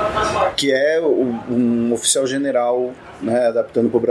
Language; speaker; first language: Portuguese; native; Portuguese